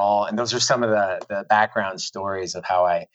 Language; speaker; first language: English; native; English